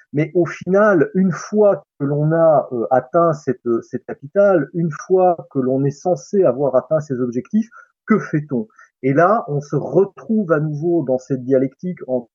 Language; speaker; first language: French; native; French